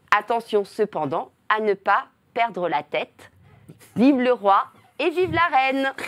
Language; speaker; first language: French; native; French